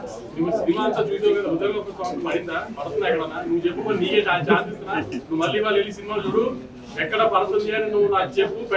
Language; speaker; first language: Telugu; native; Telugu